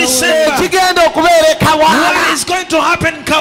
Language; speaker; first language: English; non-native, local second language; Ganda